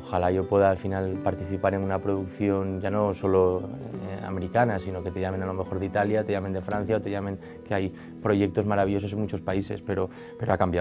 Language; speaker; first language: Spanish; native; Spanish